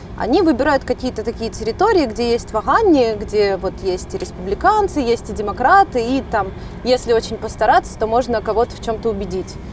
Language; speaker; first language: Russian; native; Russian